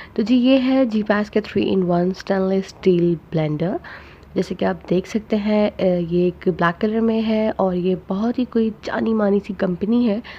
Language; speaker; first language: Urdu; non-native, local second language; Punjabi